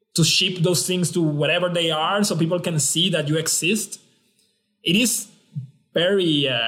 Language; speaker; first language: English; non-native, fluent; Spanish